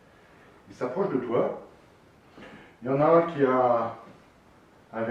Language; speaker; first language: French; native; French